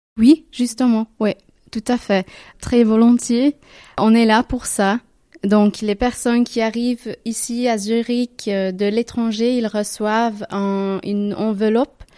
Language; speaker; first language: French; non-native, local second language; Tamil